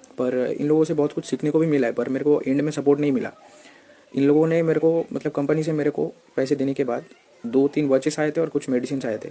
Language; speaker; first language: Hindi; non-native, local second language; Bangla